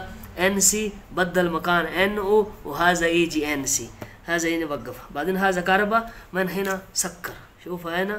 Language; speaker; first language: Arabic; non-native, learner; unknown